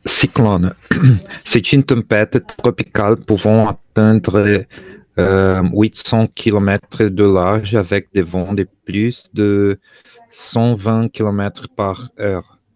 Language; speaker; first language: French; non-native, learner; Portuguese